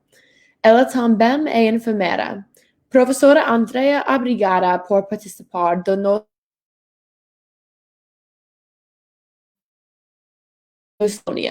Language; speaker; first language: Portuguese; non-native, learner; English